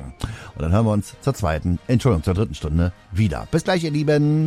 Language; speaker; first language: German; native; German